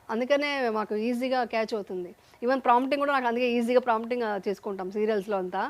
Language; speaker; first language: Telugu; native; Telugu